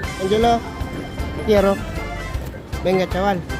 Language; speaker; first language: Spanish; non-native, fluent; Filipino